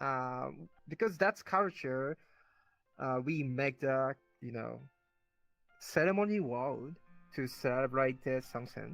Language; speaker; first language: English; non-native, learner; Japanese